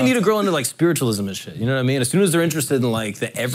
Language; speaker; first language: English; native; English